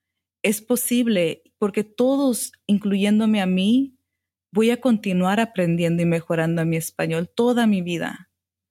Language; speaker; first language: Spanish; early bilingual, heritage; Spanish